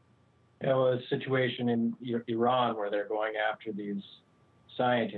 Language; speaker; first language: English; native; English